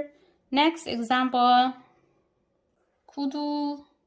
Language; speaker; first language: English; non-native, local second language; Filipino